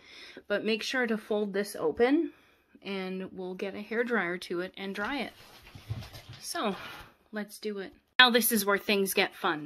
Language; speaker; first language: English; native; English